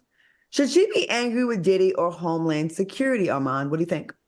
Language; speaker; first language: English; native; English